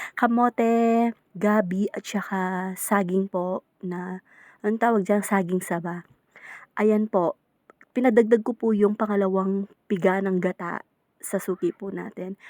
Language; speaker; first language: Filipino; native; Filipino